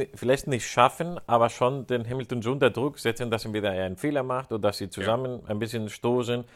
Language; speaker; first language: German; non-native, fluent; Spanish